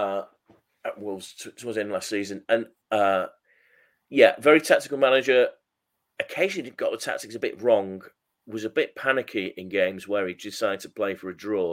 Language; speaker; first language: English; native; English